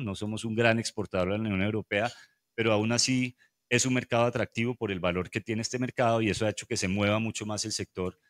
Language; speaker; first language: Spanish; native; Spanish